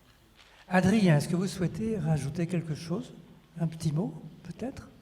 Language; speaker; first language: French; native; French